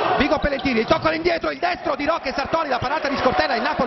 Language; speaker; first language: Italian; native; Italian